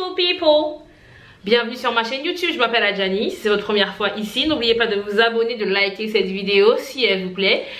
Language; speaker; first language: French; non-native, local second language; Haitian Creole